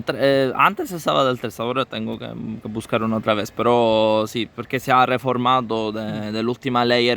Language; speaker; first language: Spanish; non-native, learner; Italian